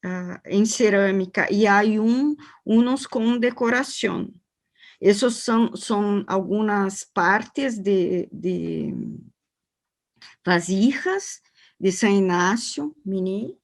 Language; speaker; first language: Spanish; non-native, learner; Portuguese